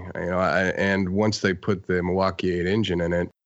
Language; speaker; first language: English; native; English